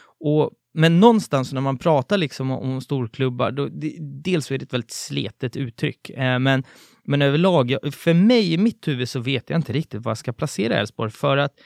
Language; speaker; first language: Swedish; native; Swedish